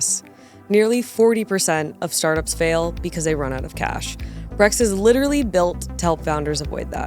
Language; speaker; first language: English; native; English